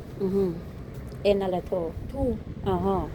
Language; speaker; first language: Swedish; non-native, learner; Thai